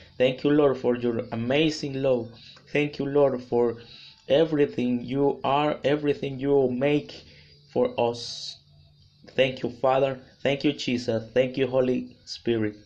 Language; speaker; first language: English; non-native, learner; Spanish